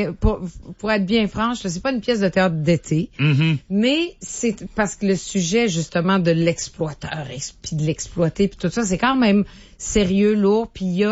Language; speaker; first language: French; native; French